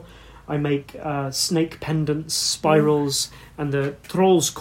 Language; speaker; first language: English; native; English